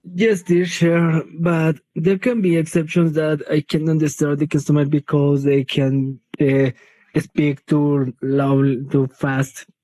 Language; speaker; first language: English; non-native, learner; Spanish